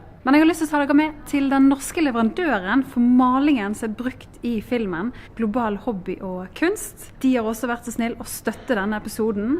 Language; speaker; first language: Norwegian; native; Norwegian